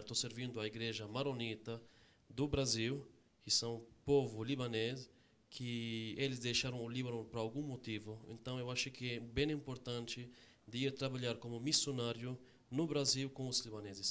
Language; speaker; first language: Portuguese; non-native, fluent; Arabic